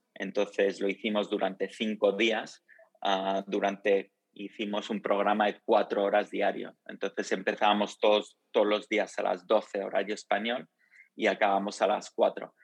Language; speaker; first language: Spanish; early bilingual, other home language; Italian